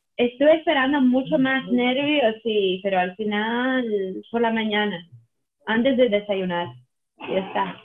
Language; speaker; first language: Spanish; non-native, fluent; Latvian